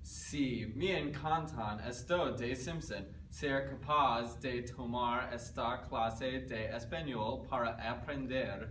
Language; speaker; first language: Spanish; non-native, learner; English